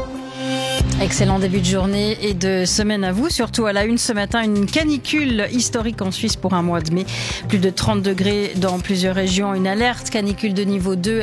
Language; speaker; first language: French; native; French